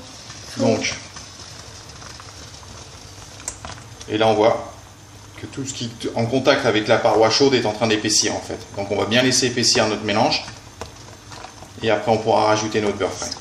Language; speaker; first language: French; native; French